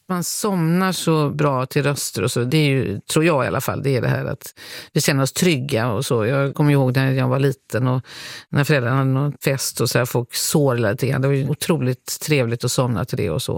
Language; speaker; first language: Swedish; native; Swedish